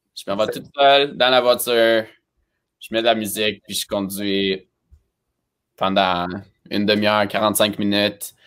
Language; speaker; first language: French; early bilingual, other home language; Romanian